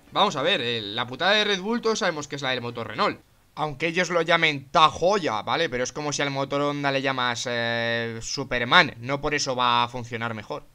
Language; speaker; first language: Spanish; native; Spanish